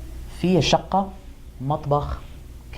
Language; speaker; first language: Arabic; non-native, fluent; English